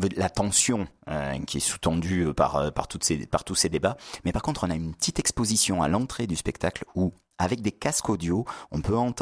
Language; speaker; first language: French; native; French